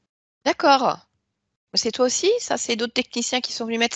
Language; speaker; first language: French; native; French